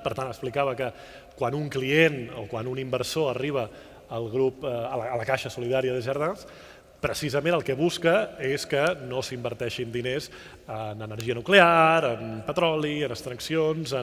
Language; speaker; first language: Catalan; native; Catalan